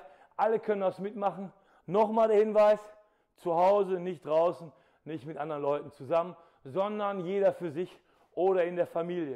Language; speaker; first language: German; native; German